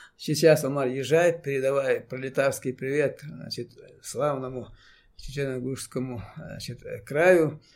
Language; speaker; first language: Russian; non-native, local second language; Chechen